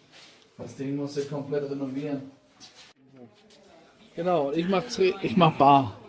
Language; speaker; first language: German; native; German